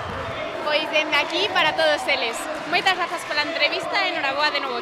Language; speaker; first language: Galician; native; Galician